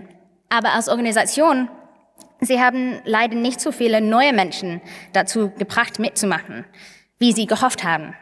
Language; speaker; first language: German; non-native, fluent; English